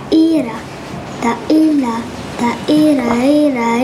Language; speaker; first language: Arabic; non-native, learner; French